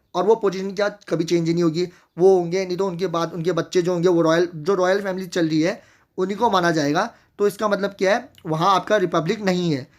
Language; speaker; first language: Hindi; native; Hindi